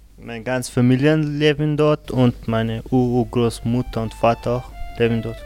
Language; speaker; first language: German; non-native, learner; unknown